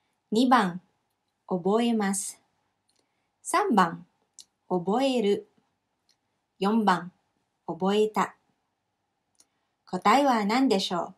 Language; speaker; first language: Japanese; non-native, fluent; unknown